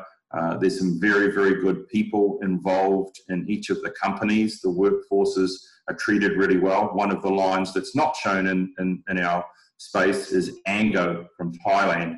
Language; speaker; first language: English; native; English